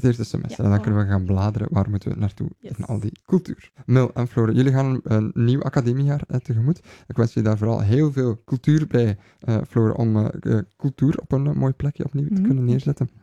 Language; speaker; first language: Dutch; native; Dutch